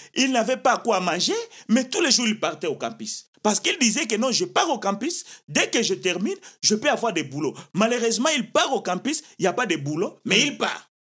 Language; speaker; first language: French; non-native, local second language; Lingala